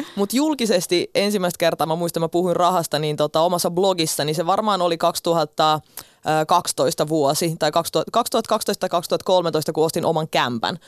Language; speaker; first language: Finnish; early bilingual, other home language; Russian